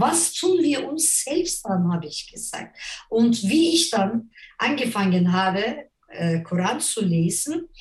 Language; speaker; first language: German; non-native, fluent; Turkish